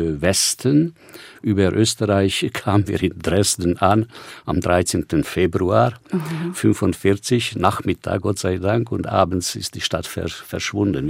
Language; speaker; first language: German; non-native, fluent; Hungarian